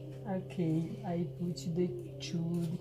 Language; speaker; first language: English; non-native, learner; Portuguese